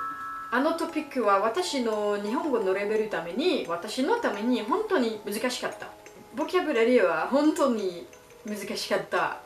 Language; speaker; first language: Japanese; non-native, learner; French